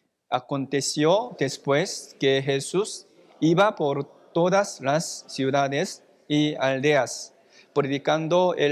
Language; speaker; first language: Spanish; non-native, fluent; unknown